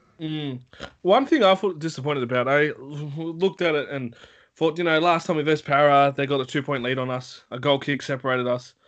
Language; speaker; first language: English; native; English